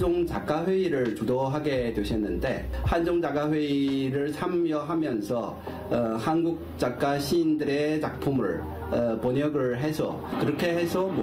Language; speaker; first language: Korean; non-native, fluent; Chinese